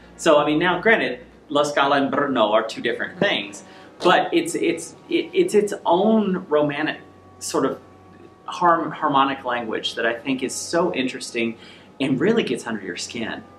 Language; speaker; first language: English; native; English